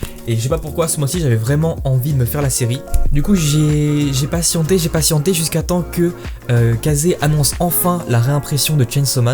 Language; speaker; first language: French; native; French